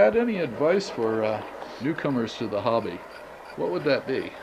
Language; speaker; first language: English; native; English